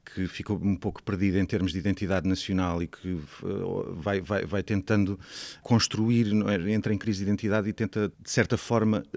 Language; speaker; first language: Portuguese; native; Portuguese